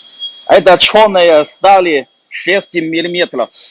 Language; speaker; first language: Russian; non-native, learner; Chinese